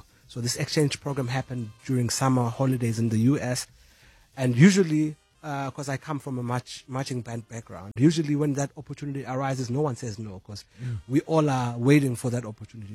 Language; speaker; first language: English; non-native, local second language; Zulu